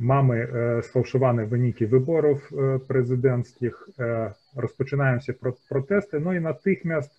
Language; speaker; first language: Polish; early bilingual, heritage; Polish